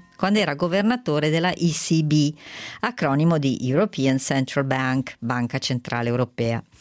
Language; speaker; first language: Italian; native; Italian